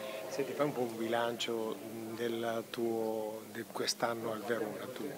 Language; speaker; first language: Italian; native; Italian